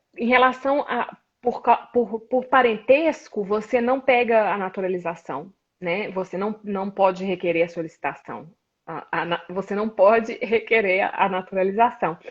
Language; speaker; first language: Portuguese; native; Portuguese